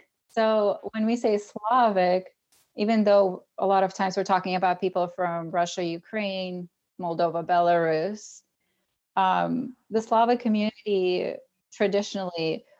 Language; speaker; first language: English; early bilingual, other home language; Russian